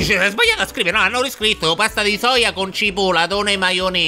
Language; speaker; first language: Italian; native; Italian